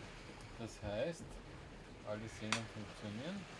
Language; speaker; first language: German; native; German